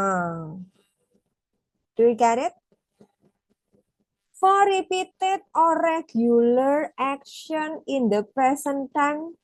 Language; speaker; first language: English; non-native, fluent; Indonesian